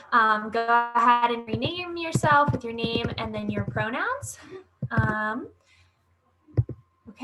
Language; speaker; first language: English; native; English